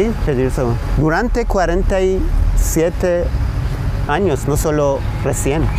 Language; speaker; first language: Spanish; non-native, learner; Persian